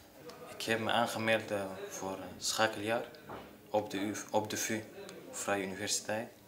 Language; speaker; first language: Dutch; non-native, fluent; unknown